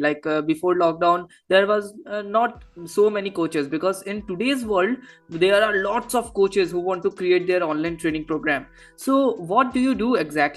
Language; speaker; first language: English; non-native, local second language; Hindi